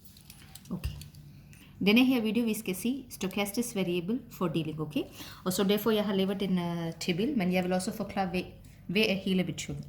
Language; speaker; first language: Danish; non-native, fluent; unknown